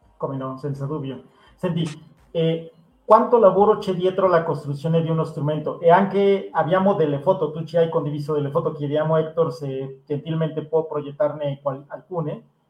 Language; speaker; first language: Italian; non-native, fluent; Spanish